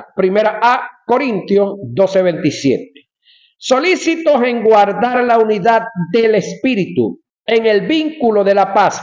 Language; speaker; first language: Spanish; native; Spanish